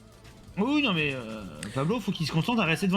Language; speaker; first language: French; native; French